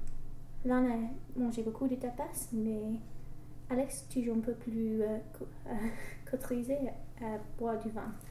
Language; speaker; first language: French; non-native, learner; English